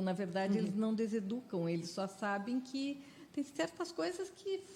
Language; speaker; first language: Portuguese; native; Portuguese